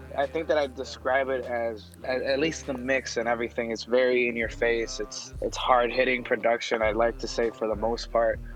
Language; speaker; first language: English; non-native, fluent; Spanish